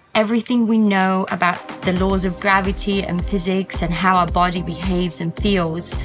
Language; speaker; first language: English; early bilingual, other home language; Latvian